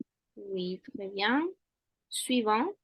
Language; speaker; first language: French; non-native, fluent; Spanish